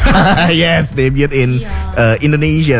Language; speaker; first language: English; non-native, fluent; Indonesian